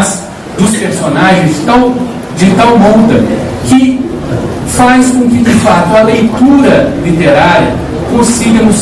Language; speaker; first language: Portuguese; native; Portuguese